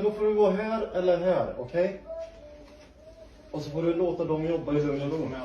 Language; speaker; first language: Swedish; native; Swedish